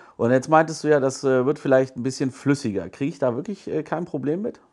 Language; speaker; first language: German; native; German